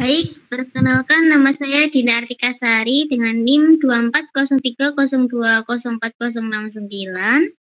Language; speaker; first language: Indonesian; native; Indonesian